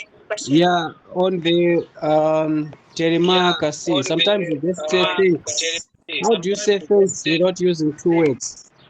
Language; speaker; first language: English; non-native, fluent; Nyanja